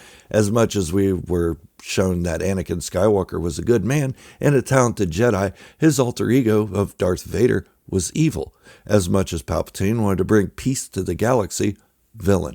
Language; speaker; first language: English; native; English